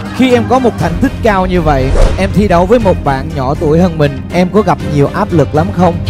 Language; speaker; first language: Vietnamese; native; Vietnamese